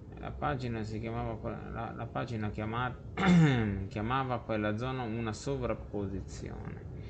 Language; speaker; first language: Italian; native; Italian